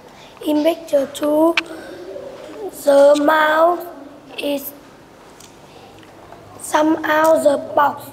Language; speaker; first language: English; non-native, learner; Vietnamese